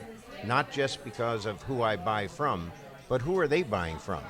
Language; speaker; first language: English; native; English